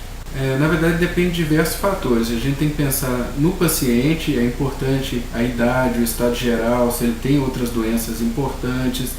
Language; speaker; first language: Portuguese; native; Portuguese